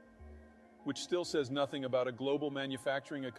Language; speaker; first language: English; native; English